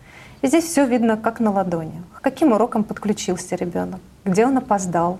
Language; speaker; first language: Russian; native; Russian